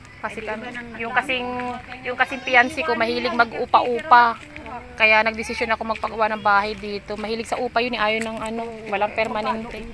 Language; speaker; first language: Filipino; native; Filipino